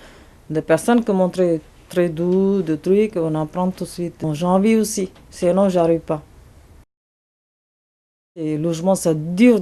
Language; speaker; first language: French; non-native, learner; Tamil